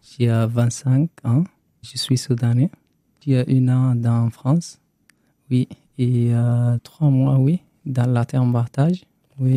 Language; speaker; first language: French; non-native, learner; Arabic